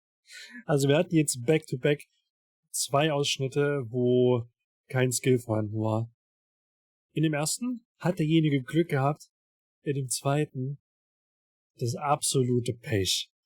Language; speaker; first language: German; native; German